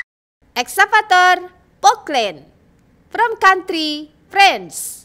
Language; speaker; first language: English; non-native, learner; Indonesian